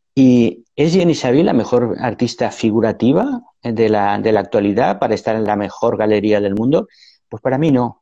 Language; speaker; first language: Spanish; native; Spanish